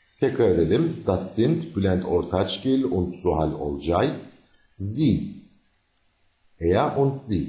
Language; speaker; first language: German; non-native, fluent; Turkish